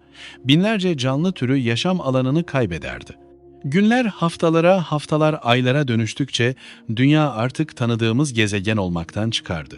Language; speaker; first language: Turkish; native; Turkish